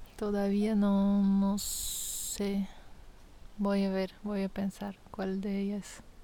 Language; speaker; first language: Spanish; non-native, fluent; French